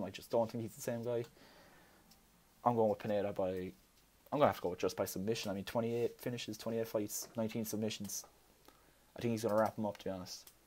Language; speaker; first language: English; native; English